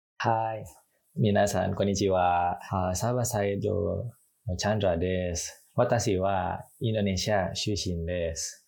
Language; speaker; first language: Japanese; non-native, learner; Indonesian